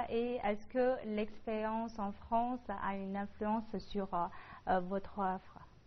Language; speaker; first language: French; non-native, fluent; Chinese